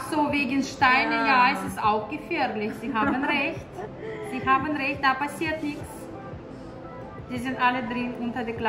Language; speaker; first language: German; non-native, fluent; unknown